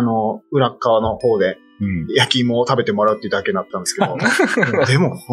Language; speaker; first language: Japanese; native; Japanese